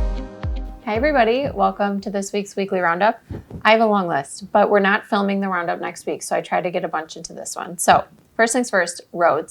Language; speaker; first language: English; native; English